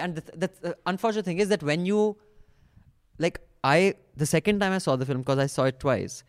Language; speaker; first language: English; non-native, local second language; Hindi